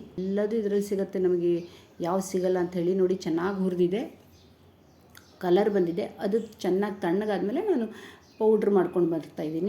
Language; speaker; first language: Kannada; native; Kannada